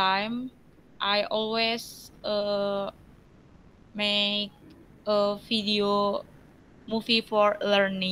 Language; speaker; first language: English; non-native, learner; Indonesian